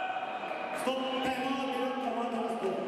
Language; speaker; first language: Russian; native; Russian